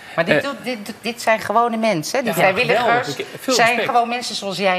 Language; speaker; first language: Dutch; native; Dutch